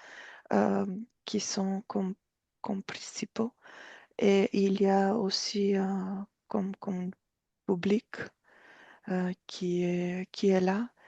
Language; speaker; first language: French; non-native, fluent; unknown